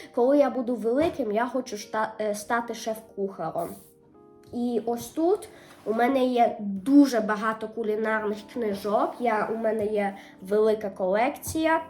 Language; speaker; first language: Ukrainian; early bilingual, heritage; Ukrainian